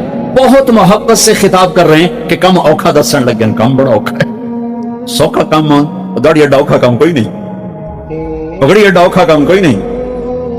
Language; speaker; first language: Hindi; non-native, local second language; Punjabi